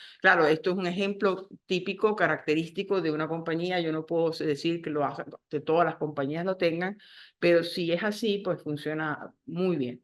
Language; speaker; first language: Spanish; native; Spanish